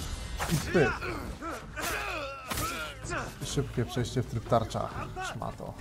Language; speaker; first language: Polish; native; Polish